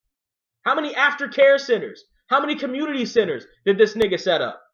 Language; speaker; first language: English; native; English